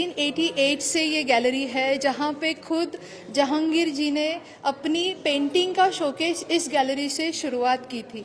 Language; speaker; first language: Hindi; native; Hindi